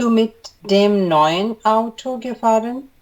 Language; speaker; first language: German; non-native, learner; Urdu